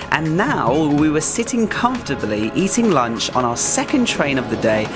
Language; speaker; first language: English; native; English